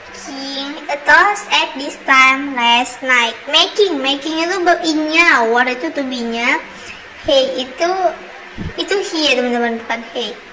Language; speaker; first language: English; non-native, learner; Indonesian